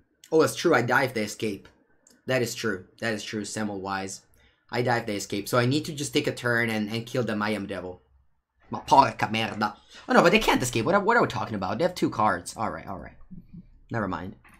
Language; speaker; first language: English; non-native, fluent; Italian